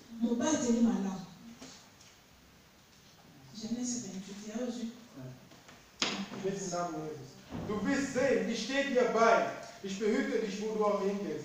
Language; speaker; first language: German; non-native, fluent; Lingala